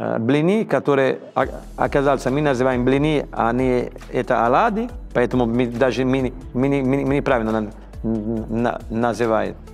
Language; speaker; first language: Russian; non-native, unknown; Italian